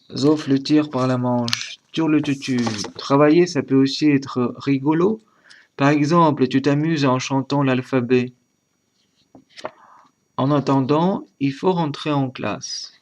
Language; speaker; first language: French; non-native, learner; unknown